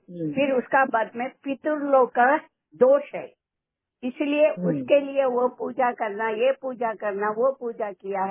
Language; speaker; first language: Hindi; non-native, local second language; Tamil